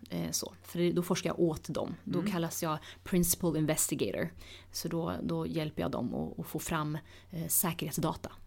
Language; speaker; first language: Swedish; early bilingual, other home language; Tigrinya